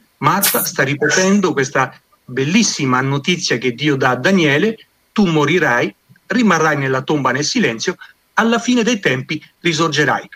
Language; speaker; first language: Italian; native; Italian